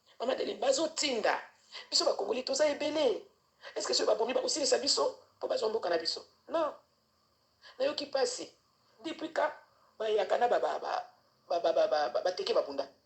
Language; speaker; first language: Lingala; non-native, local second language; Kituba (Democratic Republic of Congo)